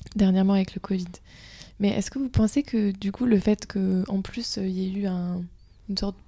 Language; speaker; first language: French; native; French